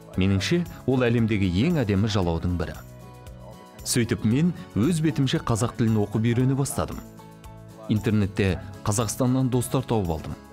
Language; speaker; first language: Kazakh; non-native, fluent; French